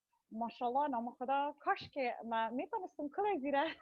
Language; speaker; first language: Persian; early bilingual, heritage; Persian